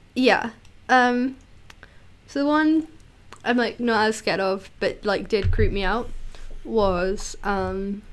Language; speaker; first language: English; native; English